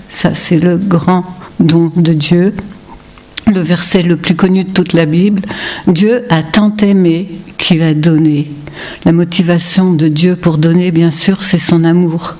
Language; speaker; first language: French; native; French